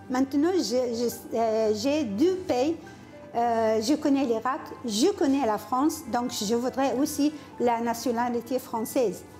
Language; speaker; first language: French; non-native, learner; Arabic